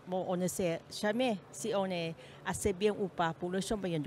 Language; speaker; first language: French; non-native, learner; Thai